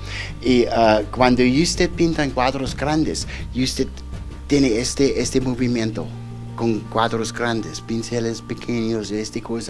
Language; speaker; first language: Spanish; non-native, learner; German